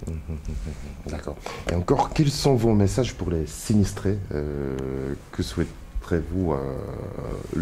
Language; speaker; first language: French; non-native, fluent; Japanese